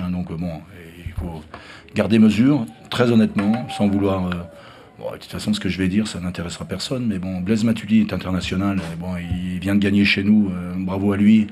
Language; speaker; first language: French; native; French